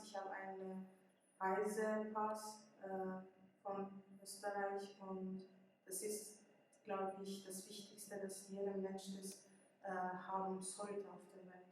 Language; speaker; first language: German; early bilingual, other home language; Persian